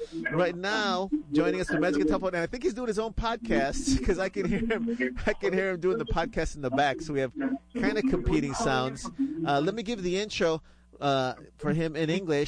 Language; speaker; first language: English; early bilingual, other home language; Spanish